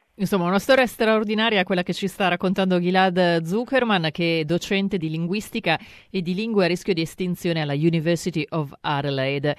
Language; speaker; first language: Italian; native; Italian